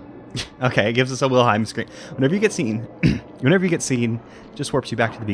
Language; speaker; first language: English; native; English